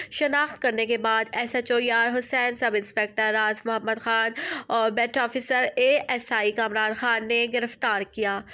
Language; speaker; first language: Urdu; non-native, local second language; Pashto